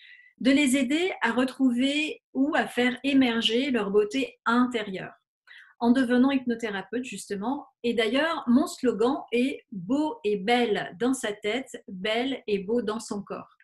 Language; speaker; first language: French; native; French